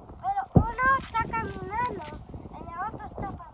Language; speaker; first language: Spanish; early bilingual, heritage; Spanish